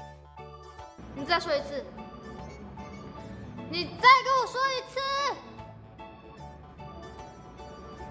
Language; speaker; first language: Chinese; non-native, learner; Korean